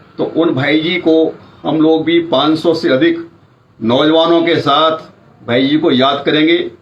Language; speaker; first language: Hindi; native; Hindi